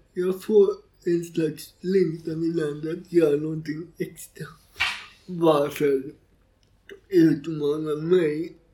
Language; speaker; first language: Swedish; native; Swedish